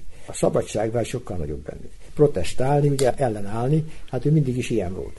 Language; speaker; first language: Hungarian; native; Hungarian